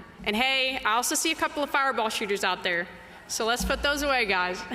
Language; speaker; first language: English; native; English